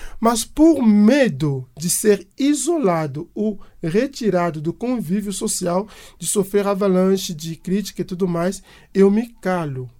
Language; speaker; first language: Portuguese; non-native, fluent; French